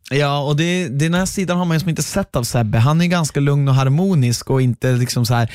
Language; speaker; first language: Swedish; native; Swedish